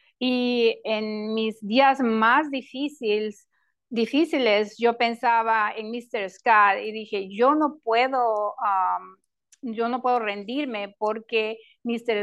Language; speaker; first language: Spanish; non-native, local second language; English